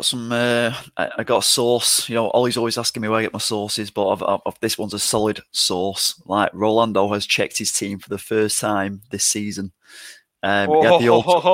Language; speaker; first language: English; native; English